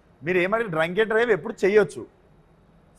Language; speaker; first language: Telugu; native; Telugu